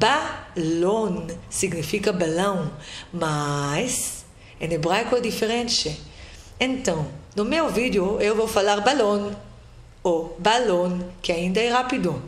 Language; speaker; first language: Portuguese; non-native, fluent; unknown